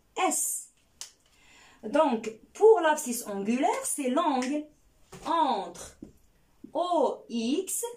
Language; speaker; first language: French; non-native, local second language; Arabic